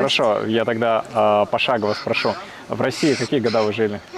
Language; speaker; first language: Russian; native; Russian